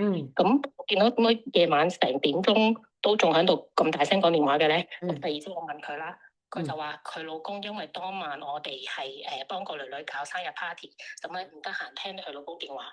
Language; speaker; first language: Cantonese; native; Cantonese